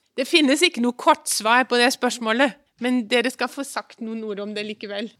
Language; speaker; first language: Norwegian; native; Norwegian